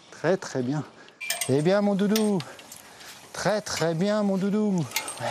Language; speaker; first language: French; native; French